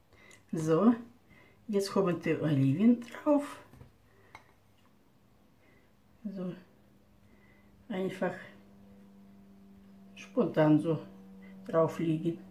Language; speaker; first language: German; non-native, fluent; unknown